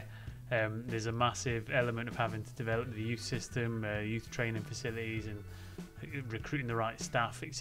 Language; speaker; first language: English; native; English